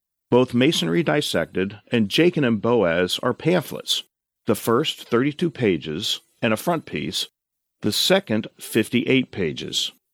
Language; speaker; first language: English; native; English